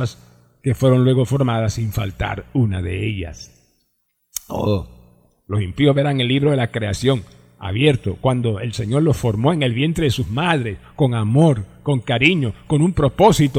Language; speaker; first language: Spanish; native; Spanish